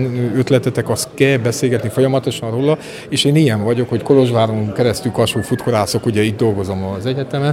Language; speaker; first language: Hungarian; native; Hungarian